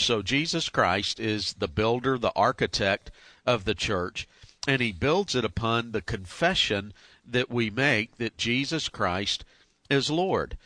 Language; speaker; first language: English; native; English